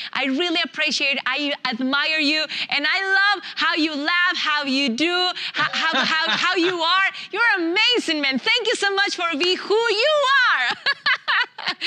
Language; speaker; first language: English; non-native, fluent; Spanish